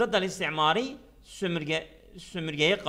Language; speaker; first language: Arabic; non-native, learner; Turkish